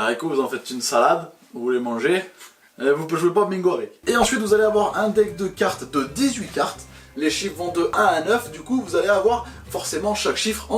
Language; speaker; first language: French; native; French